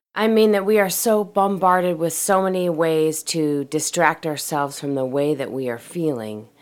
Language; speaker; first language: English; native; English